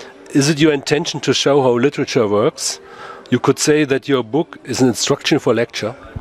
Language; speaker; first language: English; non-native, fluent; German